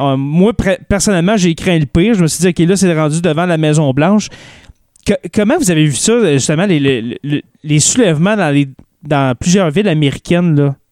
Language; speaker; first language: French; native; French